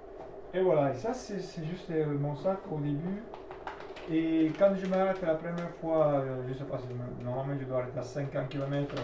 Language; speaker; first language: French; non-native, learner; Italian